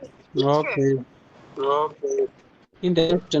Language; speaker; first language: English; non-native, fluent; Nyanja